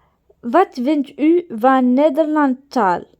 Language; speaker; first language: Dutch; non-native, learner; Arabic